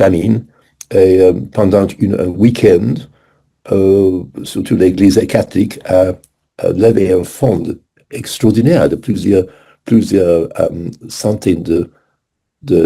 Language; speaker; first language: French; non-native, fluent; English